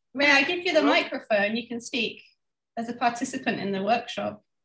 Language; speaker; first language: English; native; English